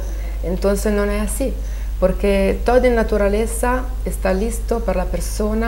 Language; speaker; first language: Spanish; non-native, learner; Italian